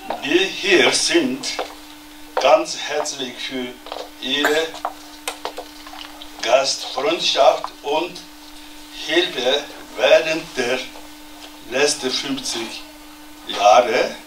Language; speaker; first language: German; non-native, learner; Tibetan